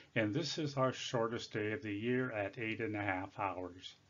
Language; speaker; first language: English; native; English